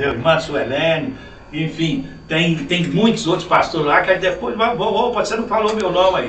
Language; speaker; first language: Portuguese; native; Portuguese